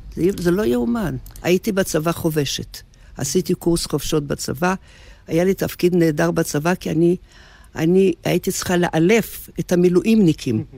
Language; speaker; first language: Hebrew; early bilingual, other home language; Russian